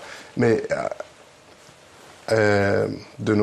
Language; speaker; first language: French; non-native, fluent; Greek